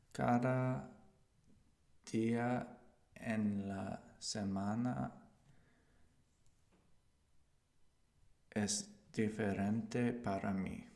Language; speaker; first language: Spanish; non-native, learner; English